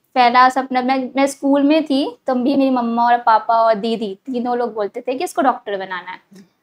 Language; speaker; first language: Hindi; native; Hindi